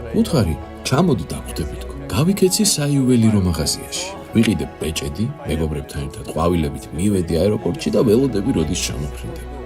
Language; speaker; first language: Georgian; non-native, local second language; Abkhazian